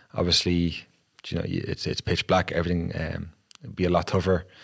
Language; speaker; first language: English; native; English